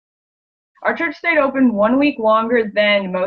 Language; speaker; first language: English; native; English